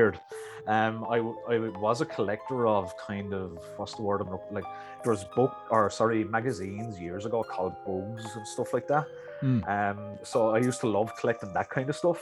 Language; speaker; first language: English; native; English